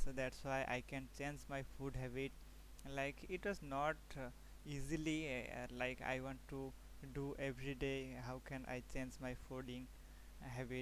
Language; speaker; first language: English; non-native, learner; Bangla